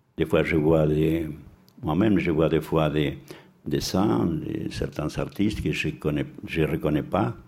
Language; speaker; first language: French; non-native, fluent; Spanish